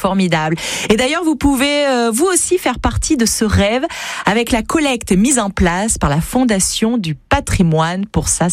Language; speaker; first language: French; native; French